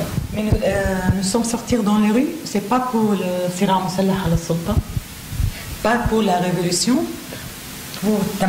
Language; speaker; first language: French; non-native, learner; Arabic